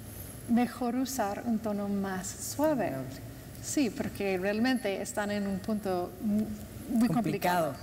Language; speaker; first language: Spanish; non-native, fluent; English